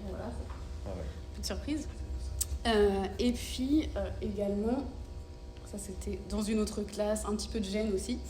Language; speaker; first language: French; native; French